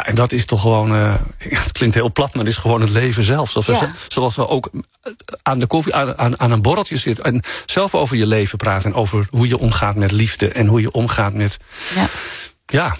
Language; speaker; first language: Dutch; native; Dutch